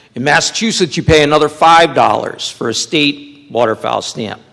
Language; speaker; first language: English; native; English